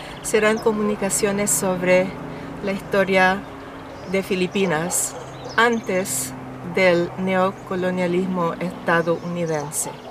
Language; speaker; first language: Spanish; non-native, fluent; Filipino